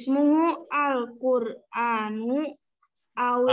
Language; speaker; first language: Arabic; non-native, learner; Indonesian